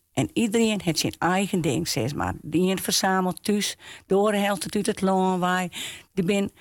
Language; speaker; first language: Dutch; non-native, local second language; Western Frisian